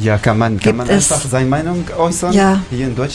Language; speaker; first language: German; non-native, learner; Arabic